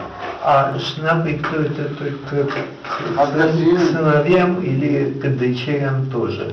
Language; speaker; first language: Russian; native; Russian